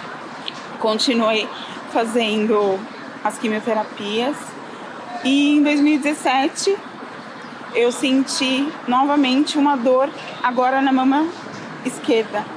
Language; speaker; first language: Portuguese; native; Portuguese